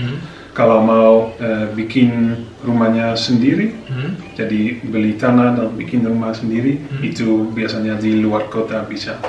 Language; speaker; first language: Indonesian; non-native, fluent; Dutch